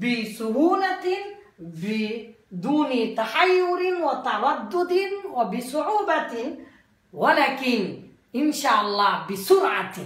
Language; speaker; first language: Arabic; non-native, fluent; Bangla